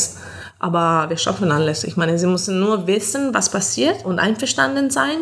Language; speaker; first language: German; non-native, fluent; Italian